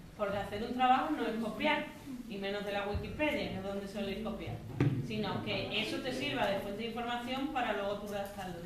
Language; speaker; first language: Spanish; native; Spanish